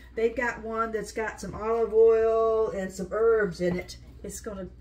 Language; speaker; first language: English; native; English